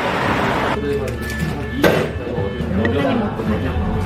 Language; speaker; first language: Korean; non-native, fluent; Chinese